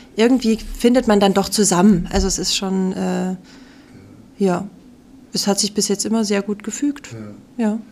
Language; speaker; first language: German; native; German